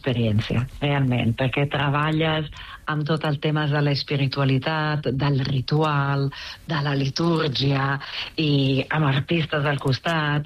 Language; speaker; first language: Catalan; non-native, fluent; Italian